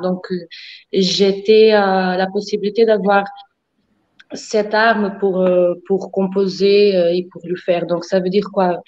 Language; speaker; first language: French; non-native, fluent; Portuguese